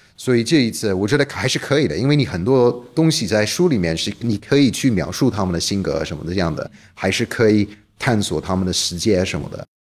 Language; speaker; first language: Chinese; non-native, fluent; English